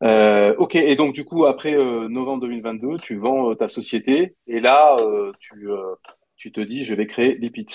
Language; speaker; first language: French; native; French